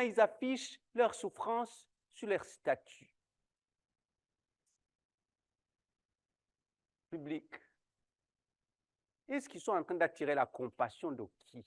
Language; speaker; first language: French; non-native, local second language; Kinyarwanda